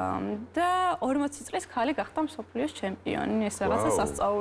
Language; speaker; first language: Georgian; native; Georgian